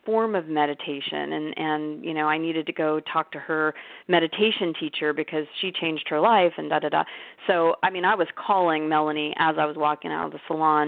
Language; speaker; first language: English; native; English